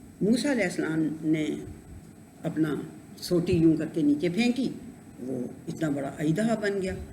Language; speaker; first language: Urdu; non-native, local second language; Punjabi